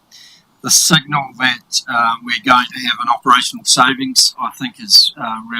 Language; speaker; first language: English; native; English